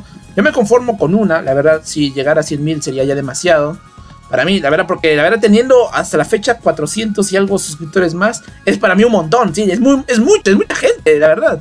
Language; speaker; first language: Spanish; native; Spanish